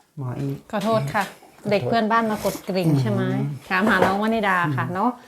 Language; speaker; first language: Thai; native; Thai